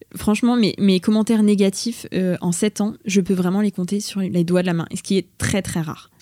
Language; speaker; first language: French; native; French